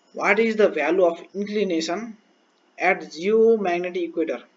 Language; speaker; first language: English; non-native, local second language; Nepali